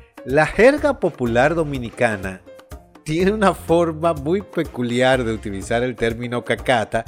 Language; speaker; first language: Spanish; native; Spanish